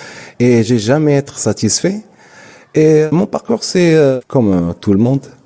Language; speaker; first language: French; non-native, local second language; Arabic